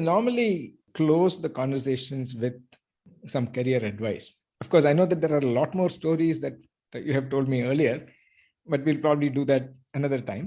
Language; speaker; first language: English; non-native, local second language; Tamil